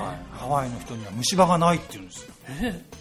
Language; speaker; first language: Japanese; native; Japanese